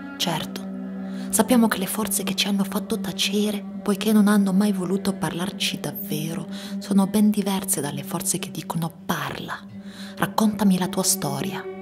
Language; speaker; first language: Italian; native; Italian